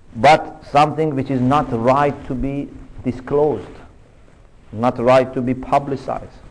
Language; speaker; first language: English; non-native, fluent; Persian